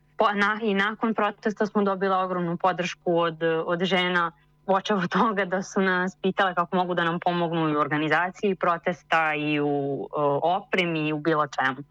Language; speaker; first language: Serbian; native; Serbian